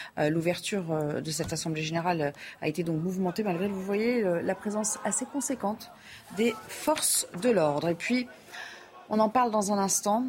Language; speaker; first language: French; native; French